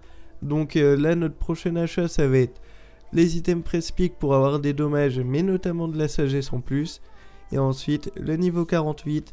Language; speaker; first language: French; native; French